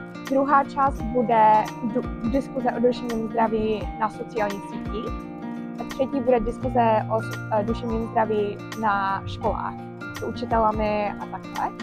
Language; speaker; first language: Czech; early bilingual, heritage; Czech